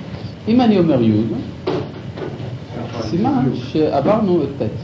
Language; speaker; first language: Hebrew; non-native, fluent; French